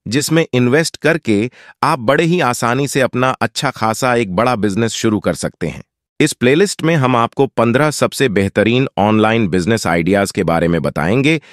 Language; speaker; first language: Hindi; native; Hindi